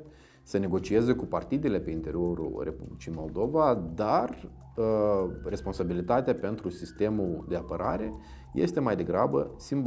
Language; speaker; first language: Romanian; native; Romanian